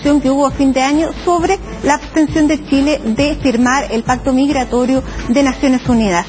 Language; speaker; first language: Spanish; native; Spanish